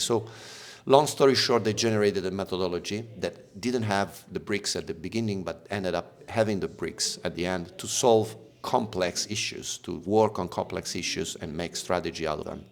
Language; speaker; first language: English; non-native, fluent; Italian